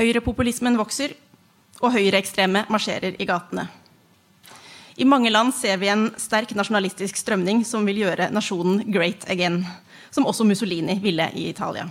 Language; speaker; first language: Norwegian; native; Norwegian